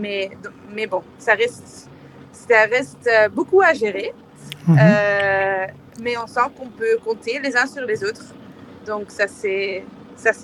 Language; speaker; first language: French; non-native, fluent; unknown